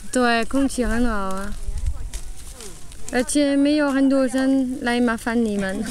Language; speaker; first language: Chinese; non-native, learner; French